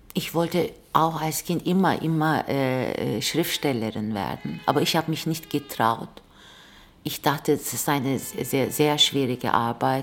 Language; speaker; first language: German; non-native, fluent; Turkish